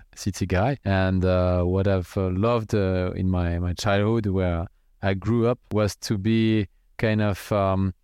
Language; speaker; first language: English; non-native, fluent; French